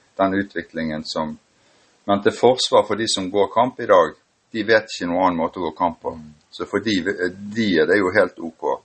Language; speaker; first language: Norwegian; native; Norwegian